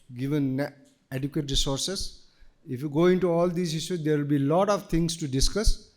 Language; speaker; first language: English; non-native, local second language; Nepali